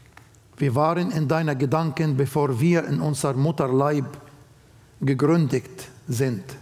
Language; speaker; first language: German; non-native, fluent; Arabic